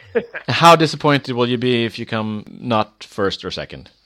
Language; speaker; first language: English; non-native, fluent; Swedish